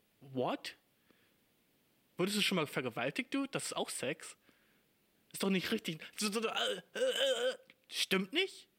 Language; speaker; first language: German; native; German